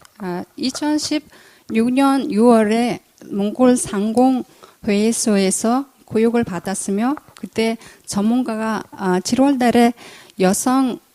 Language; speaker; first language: Korean; non-native, fluent; Mongolian